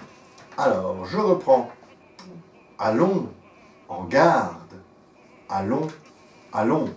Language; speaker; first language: French; native; French